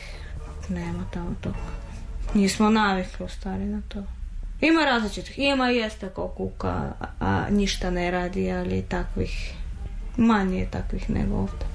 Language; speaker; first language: Serbian; non-native, fluent; Russian